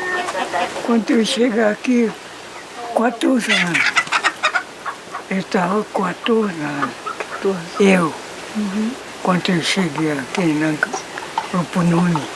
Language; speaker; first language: Portuguese; non-native, learner; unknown